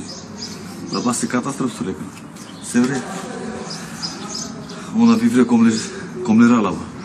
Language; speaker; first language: French; non-native, learner; Romanian